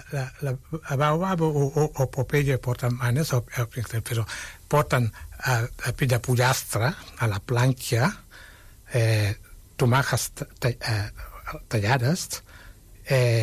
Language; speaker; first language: Catalan; non-native, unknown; Wolof